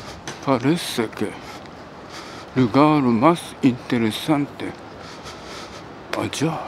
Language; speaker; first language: Spanish; non-native, learner; Japanese